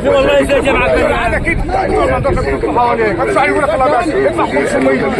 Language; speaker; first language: Arabic; native; Arabic